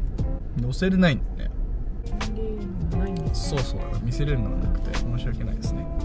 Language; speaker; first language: Japanese; native; Japanese